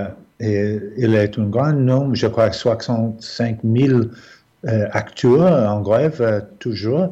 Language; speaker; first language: French; non-native, fluent; English